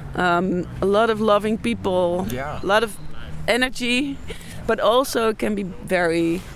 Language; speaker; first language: English; non-native, fluent; Dutch